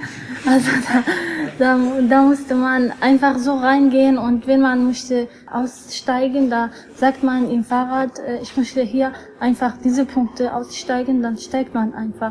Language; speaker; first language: German; non-native, learner; Arabic